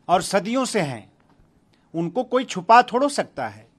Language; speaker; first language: Hindi; native; Hindi